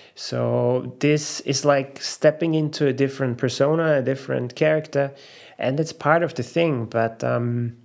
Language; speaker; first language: English; non-native, fluent; German